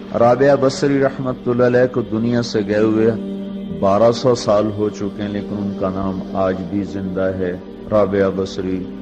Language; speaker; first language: Urdu; non-native, local second language; Punjabi